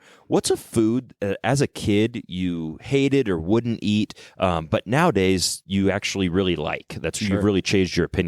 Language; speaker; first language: English; native; English